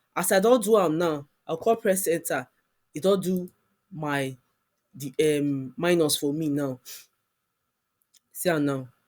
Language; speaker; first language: Nigerian Pidgin; non-native, local second language; Yoruba